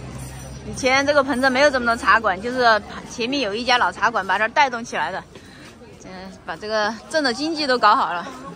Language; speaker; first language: Chinese; native; Chinese